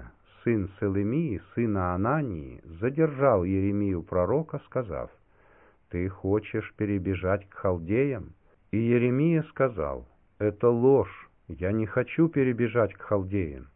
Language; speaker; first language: Russian; native; Russian